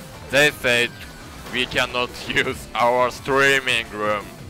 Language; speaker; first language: English; non-native, learner; Japanese